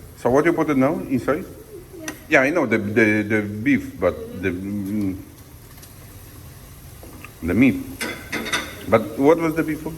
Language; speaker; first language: English; non-native, learner; Polish